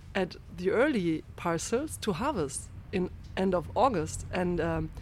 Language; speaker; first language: English; non-native, fluent; German